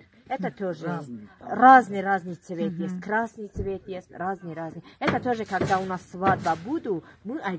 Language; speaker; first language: Russian; non-native, learner; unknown